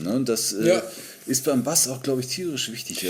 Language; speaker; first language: German; native; German